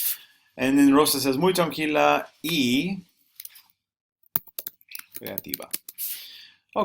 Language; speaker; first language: Spanish; non-native, fluent; English